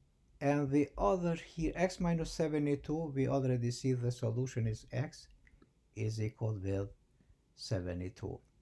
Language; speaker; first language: English; non-native, fluent; Albanian